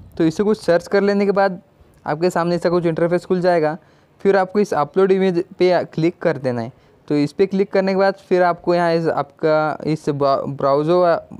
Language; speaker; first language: Hindi; non-native, local second language; Marathi